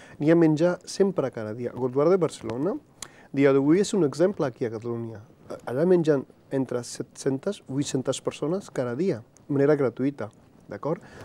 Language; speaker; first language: Catalan; non-native, fluent; Punjabi